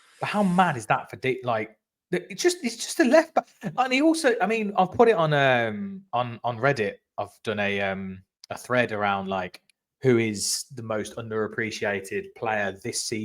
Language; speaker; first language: English; native; English